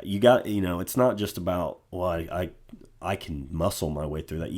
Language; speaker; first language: English; native; English